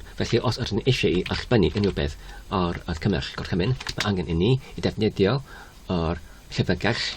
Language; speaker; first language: Welsh; non-native, fluent; English